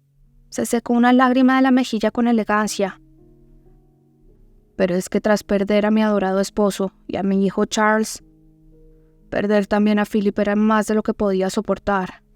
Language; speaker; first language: Spanish; native; Spanish